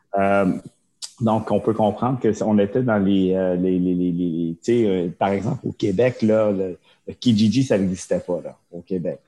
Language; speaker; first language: French; early bilingual, other home language; Japanese